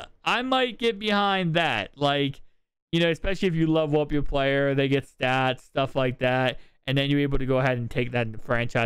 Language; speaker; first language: English; native; English